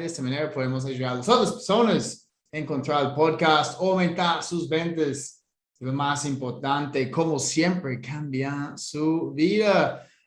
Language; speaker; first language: Spanish; non-native, fluent; English